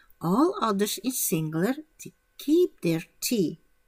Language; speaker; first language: English; non-native, fluent; Dutch